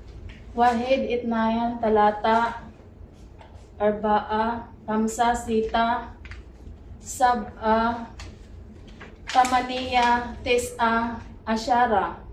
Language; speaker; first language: Arabic; non-native, learner; Filipino